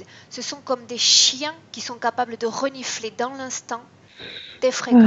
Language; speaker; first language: French; native; French